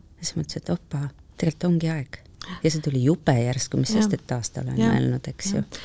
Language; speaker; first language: Estonian; native; Estonian